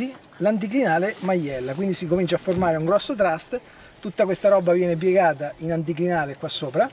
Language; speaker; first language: Italian; native; Italian